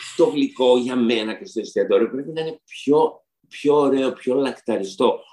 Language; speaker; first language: Greek; early bilingual, heritage; Greek